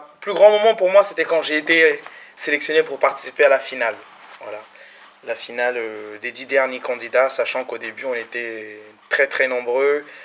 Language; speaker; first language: French; early bilingual, other home language; Malagasy